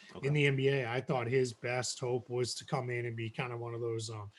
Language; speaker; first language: English; native; English